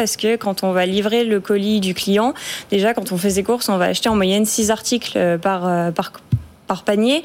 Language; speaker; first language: French; native; French